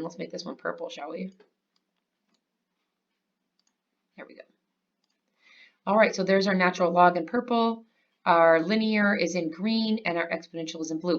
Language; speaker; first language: English; native; English